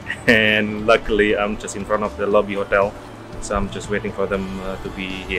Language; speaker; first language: English; non-native, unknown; Indonesian